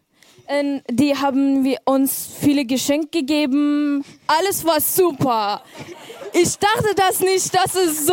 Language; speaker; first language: German; non-native, learner; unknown